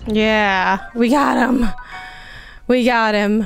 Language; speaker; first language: English; native; English